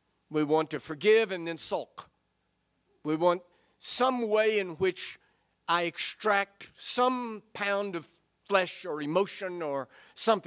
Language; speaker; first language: English; native; English